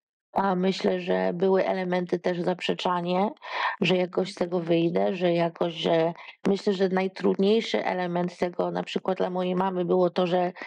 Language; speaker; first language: Polish; early bilingual, heritage; Polish